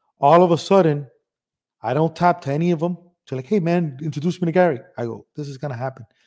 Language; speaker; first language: English; early bilingual, other home language; Spanish